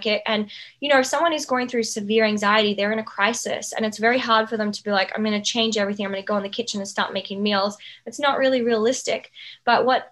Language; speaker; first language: English; native; English